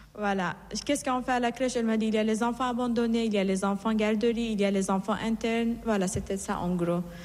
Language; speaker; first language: French; non-native, fluent; Persian